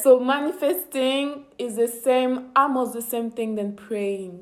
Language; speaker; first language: English; non-native, fluent; French